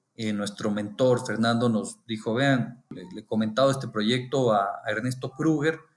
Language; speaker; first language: Spanish; native; Spanish